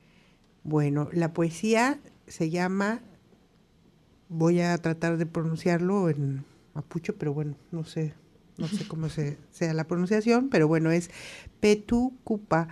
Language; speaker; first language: Spanish; native; Spanish